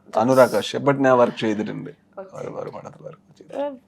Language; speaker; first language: Malayalam; non-native, learner; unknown